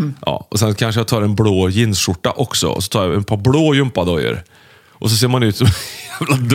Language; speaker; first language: Swedish; native; Swedish